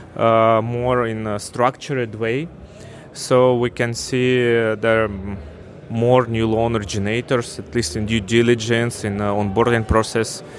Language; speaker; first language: English; non-native, fluent; Ukrainian